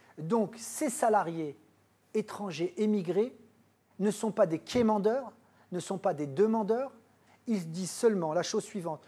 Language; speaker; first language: French; native; French